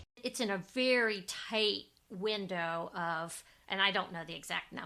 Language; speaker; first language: English; native; English